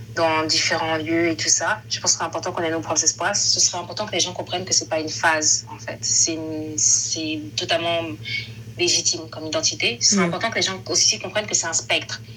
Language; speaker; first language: French; native; French